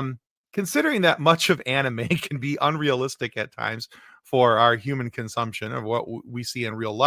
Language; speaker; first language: English; native; English